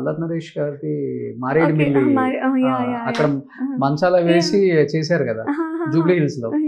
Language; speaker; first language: Telugu; native; Telugu